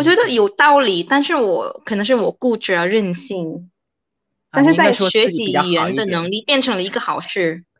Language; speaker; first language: Chinese; early bilingual, heritage; Chinese